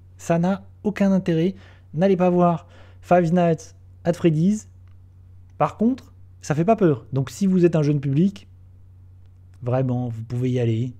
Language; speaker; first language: French; native; French